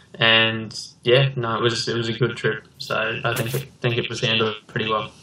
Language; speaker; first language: English; native; English